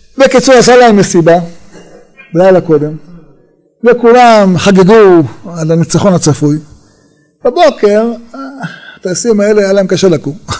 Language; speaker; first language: Hebrew; native; Hebrew